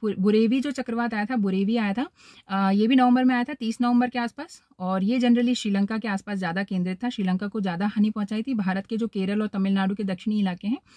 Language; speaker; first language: Hindi; native; Hindi